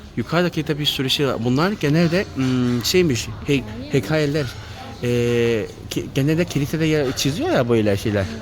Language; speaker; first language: Turkish; non-native, learner; Chinese